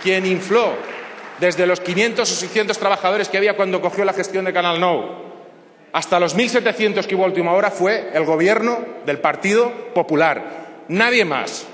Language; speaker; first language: Spanish; non-native, local second language; Catalan